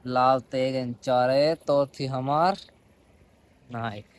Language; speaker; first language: Armenian; non-native, learner; Hindi